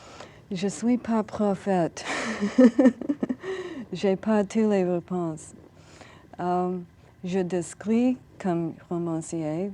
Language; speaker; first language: French; non-native, learner; English